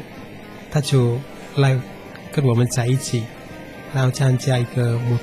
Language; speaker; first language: Chinese; non-native, fluent; Indonesian